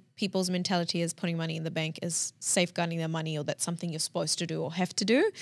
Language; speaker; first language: English; early bilingual, other home language; Hindi